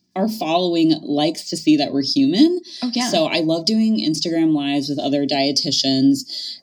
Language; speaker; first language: English; native; English